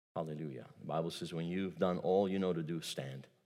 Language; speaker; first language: English; non-native, fluent; Turkish